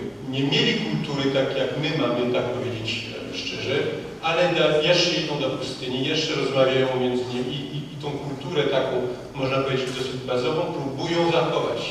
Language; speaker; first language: Polish; early bilingual, heritage; French